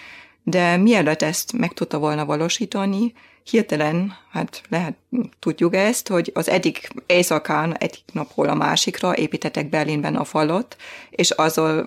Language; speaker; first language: Hungarian; non-native, fluent; German